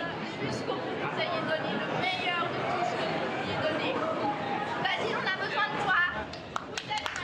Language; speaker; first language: French; native; French